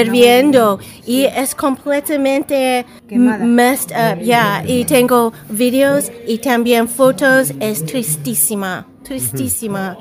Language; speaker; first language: Spanish; non-native, learner; English